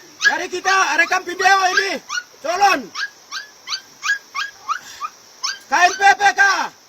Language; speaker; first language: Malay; non-native, local second language; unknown